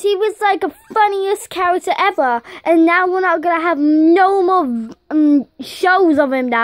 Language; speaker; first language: English; native; English